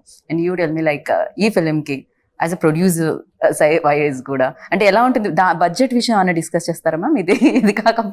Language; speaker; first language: Telugu; native; Telugu